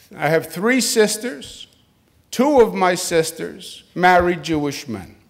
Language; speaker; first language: English; native; English